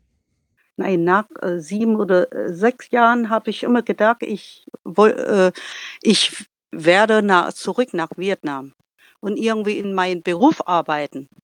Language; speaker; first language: German; non-native, learner; Vietnamese